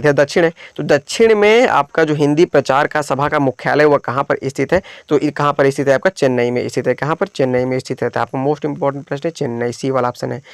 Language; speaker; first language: Hindi; native; Hindi